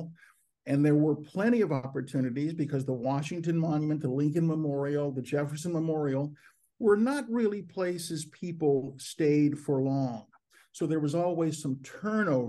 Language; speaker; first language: English; native; English